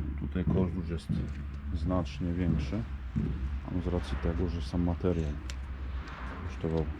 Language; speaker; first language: Polish; native; Polish